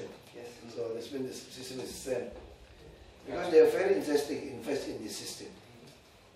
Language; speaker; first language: English; non-native, learner; Indonesian